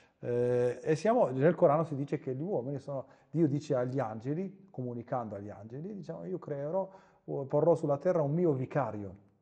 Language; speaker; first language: Italian; non-native, fluent; Arabic